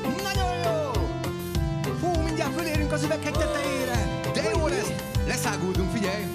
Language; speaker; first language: Hungarian; native; Hungarian